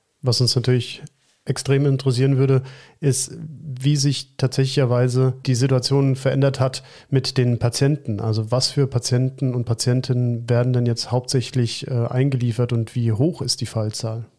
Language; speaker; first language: German; native; German